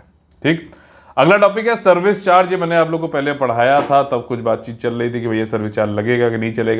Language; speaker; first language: Hindi; native; Hindi